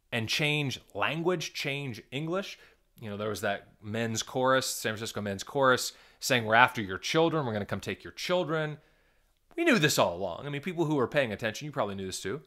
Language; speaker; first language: English; native; English